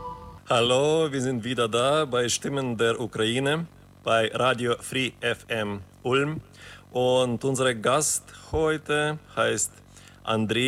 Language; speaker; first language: German; non-native, fluent; Ukrainian